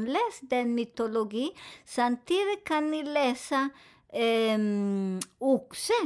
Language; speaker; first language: Swedish; non-native, learner; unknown